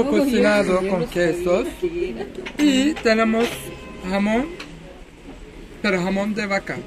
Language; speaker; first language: Spanish; non-native, fluent; Turkish